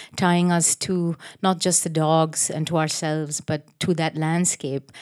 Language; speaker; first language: English; native; English